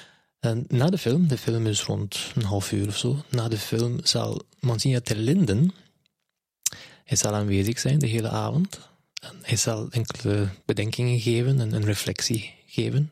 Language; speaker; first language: Dutch; non-native, fluent; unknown